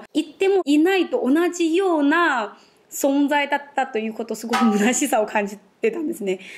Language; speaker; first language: Japanese; non-native, fluent; Chinese